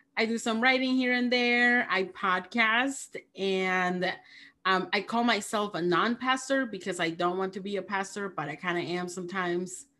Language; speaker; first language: English; early bilingual, other home language; Spanish